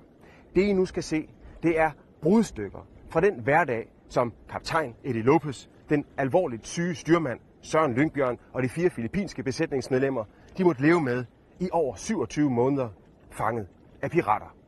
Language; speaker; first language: Danish; native; Danish